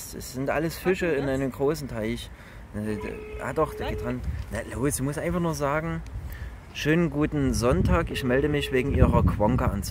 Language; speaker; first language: German; native; German